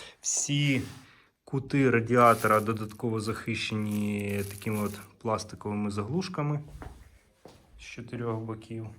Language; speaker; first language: Ukrainian; native; Ukrainian